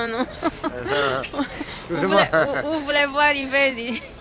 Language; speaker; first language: French; non-native, fluent; Romanian